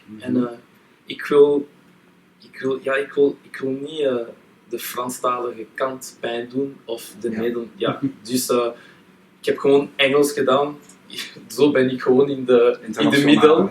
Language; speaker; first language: Dutch; non-native, local second language; French